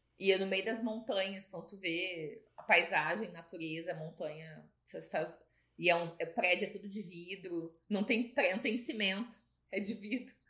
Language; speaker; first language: Portuguese; native; Portuguese